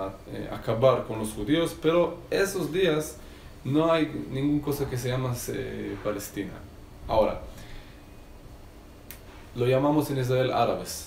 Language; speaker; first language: Spanish; non-native, learner; Hebrew